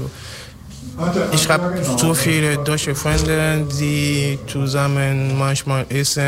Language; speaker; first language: German; non-native, learner; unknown